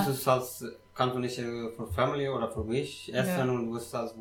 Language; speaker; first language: German; non-native, learner; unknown